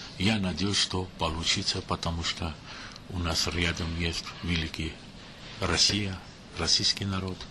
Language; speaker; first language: Russian; non-native, local second language; Armenian